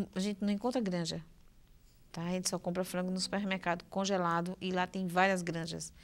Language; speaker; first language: Portuguese; native; Portuguese